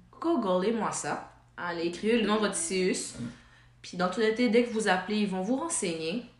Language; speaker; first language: French; native; French